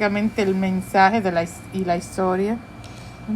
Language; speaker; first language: Spanish; early bilingual, heritage; Spanish